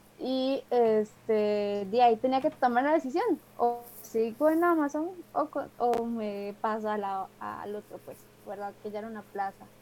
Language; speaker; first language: Spanish; native; Spanish